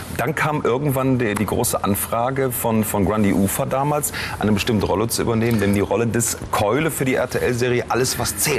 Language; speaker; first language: German; native; German